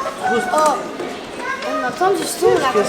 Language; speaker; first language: French; native; French